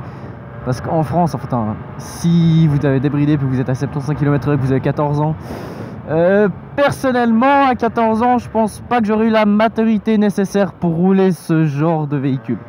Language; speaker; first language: French; native; French